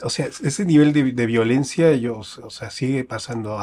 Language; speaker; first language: Spanish; native; Spanish